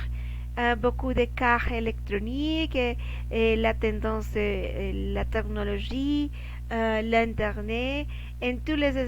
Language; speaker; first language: French; non-native, learner; Spanish